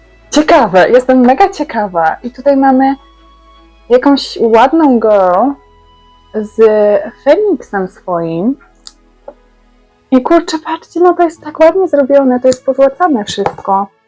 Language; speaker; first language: Polish; native; Polish